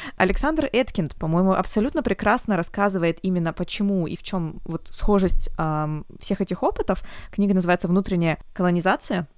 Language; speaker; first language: Russian; native; Russian